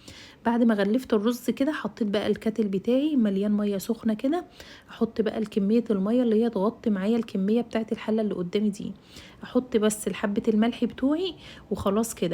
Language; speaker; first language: Arabic; native; Arabic